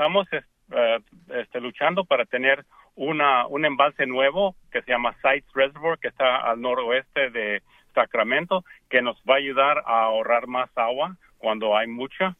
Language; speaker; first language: Spanish; early bilingual, heritage; Spanish